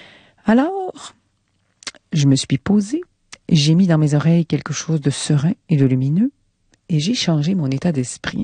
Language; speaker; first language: French; native; French